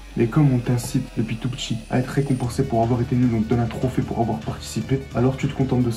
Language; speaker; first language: French; native; French